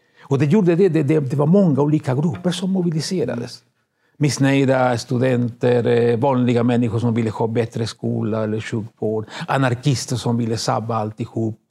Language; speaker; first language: Swedish; non-native, fluent; Spanish